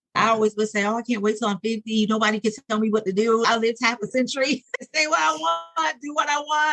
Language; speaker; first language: English; native; English